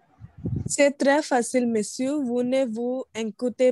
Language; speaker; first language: French; non-native, learner; Hindi